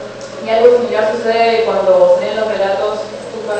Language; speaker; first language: Spanish; native; Spanish